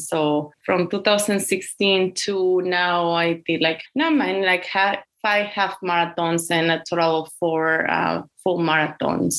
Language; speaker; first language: English; non-native, fluent; Spanish